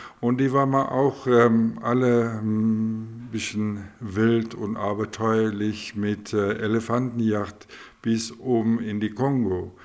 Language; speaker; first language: German; non-native, local second language; Afrikaans